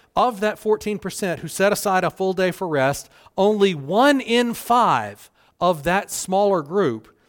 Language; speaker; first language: English; native; English